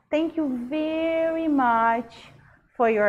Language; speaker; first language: English; non-native, fluent; Portuguese